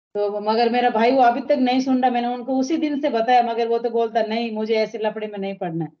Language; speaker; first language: Hindi; native; Hindi